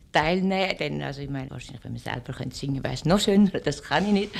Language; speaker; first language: German; early bilingual, other home language; French